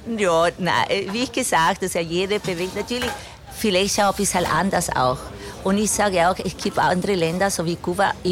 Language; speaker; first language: German; non-native, fluent; Spanish